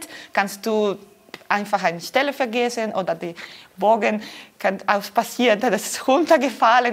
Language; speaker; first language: German; non-native, fluent; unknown